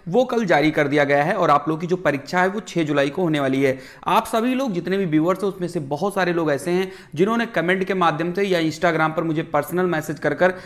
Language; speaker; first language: Hindi; native; Hindi